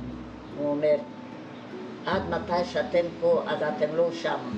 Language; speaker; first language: Hebrew; non-native, fluent; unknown